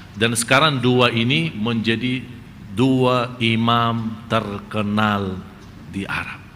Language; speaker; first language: Malay; non-native, fluent; Arabic